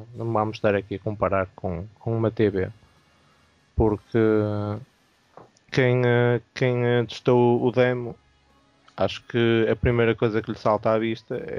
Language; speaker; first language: Portuguese; native; Portuguese